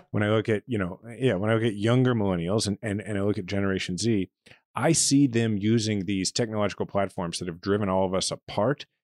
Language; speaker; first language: English; native; English